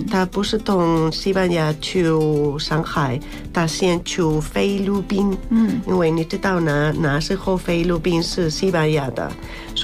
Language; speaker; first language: Chinese; non-native, learner; Spanish